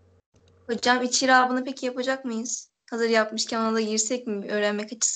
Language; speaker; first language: Turkish; native; Turkish